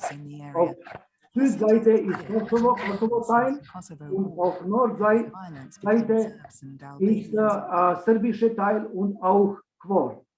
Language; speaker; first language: German; non-native, learner; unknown